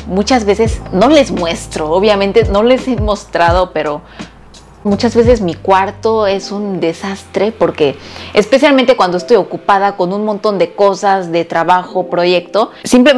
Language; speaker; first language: Spanish; early bilingual, other home language; Korean